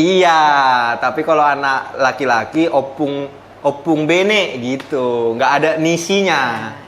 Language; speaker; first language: Indonesian; native; Indonesian